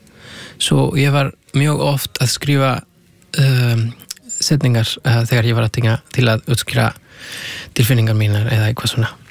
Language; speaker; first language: Icelandic; non-native, fluent; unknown